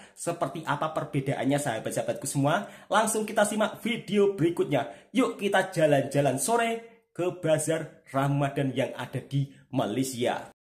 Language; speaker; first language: Indonesian; native; Indonesian